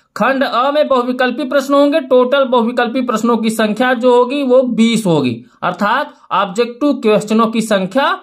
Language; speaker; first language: Hindi; native; Hindi